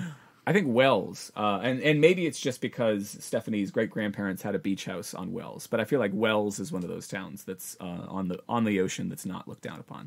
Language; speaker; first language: English; native; English